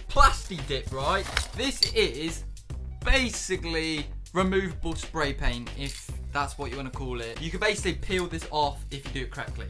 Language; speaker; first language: English; native; English